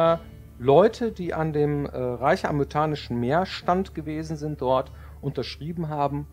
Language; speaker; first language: German; native; German